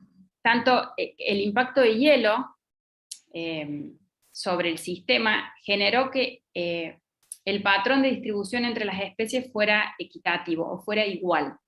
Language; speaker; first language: Spanish; native; Spanish